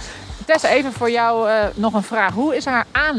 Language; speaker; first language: Dutch; native; Dutch